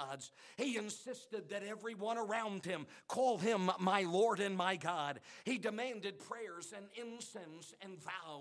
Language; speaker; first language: English; native; English